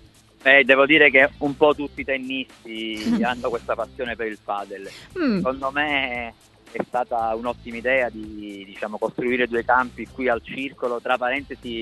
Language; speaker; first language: Italian; native; Italian